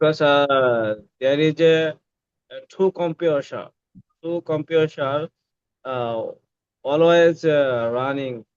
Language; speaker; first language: English; non-native, learner; Bangla